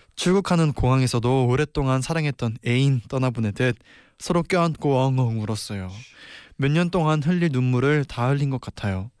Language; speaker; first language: Korean; native; Korean